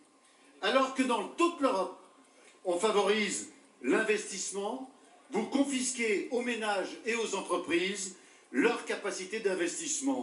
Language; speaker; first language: French; native; French